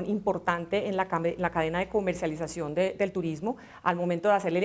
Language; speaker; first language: Spanish; native; Spanish